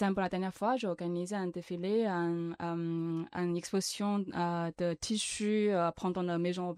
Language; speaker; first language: French; non-native, learner; Chinese